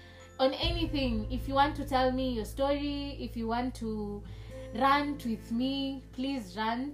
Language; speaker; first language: English; non-native, local second language; Swahili